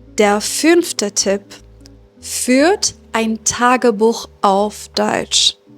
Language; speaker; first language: German; non-native, fluent; Persian